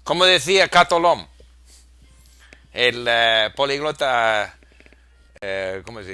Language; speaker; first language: Spanish; non-native, fluent; English